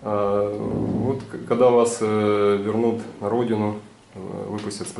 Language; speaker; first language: Russian; native; Russian